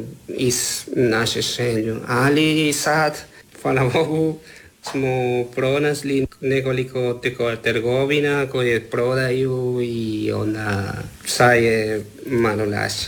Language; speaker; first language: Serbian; non-native, learner; Spanish